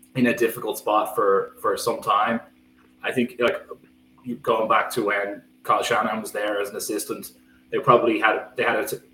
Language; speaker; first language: English; native; English